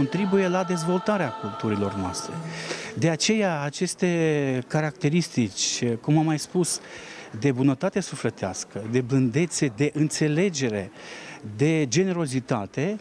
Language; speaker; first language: Romanian; non-native, local second language; Russian